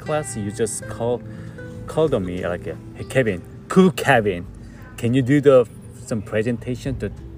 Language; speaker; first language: English; non-native, fluent; Korean